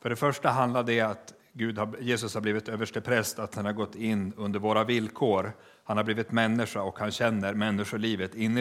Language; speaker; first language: Swedish; native; Swedish